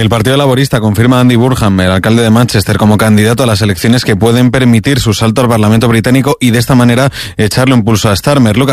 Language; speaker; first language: Spanish; native; Spanish